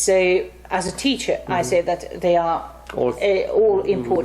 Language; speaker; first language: English; non-native, fluent; Finnish